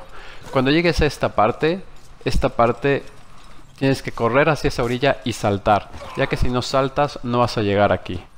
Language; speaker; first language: Spanish; native; Spanish